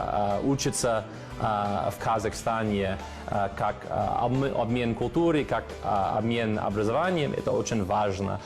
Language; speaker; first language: Russian; non-native, fluent; English